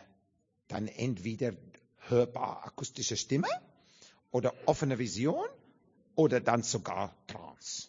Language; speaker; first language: German; non-native, learner; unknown